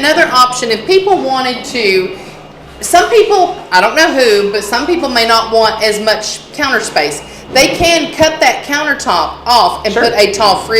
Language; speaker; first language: English; native; English